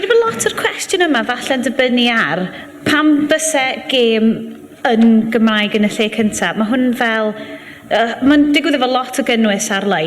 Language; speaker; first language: Welsh; native; Welsh